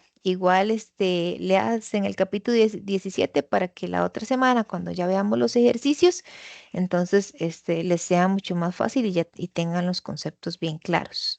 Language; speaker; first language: Spanish; native; Spanish